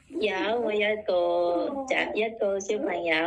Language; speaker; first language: Cantonese; non-native, learner; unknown